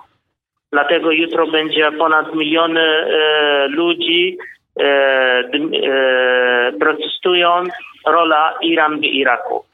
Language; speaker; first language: Polish; non-native, learner; Kurdish